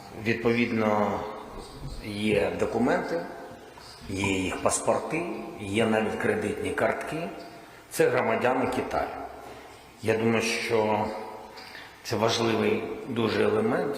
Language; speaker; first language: Ukrainian; non-native, local second language; Russian